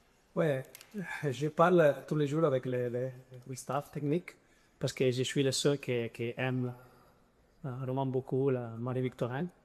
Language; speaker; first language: French; non-native, fluent; Italian